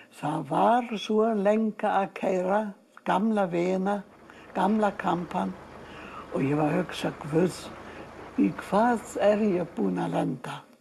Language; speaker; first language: Icelandic; non-native, fluent; German